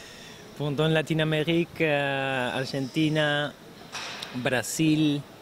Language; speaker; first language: French; non-native, learner; Spanish